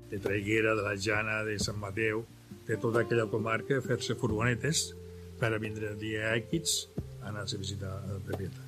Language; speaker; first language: Catalan; native; Catalan